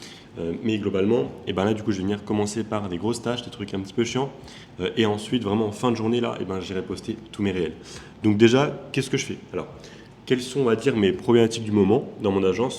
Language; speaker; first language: French; native; French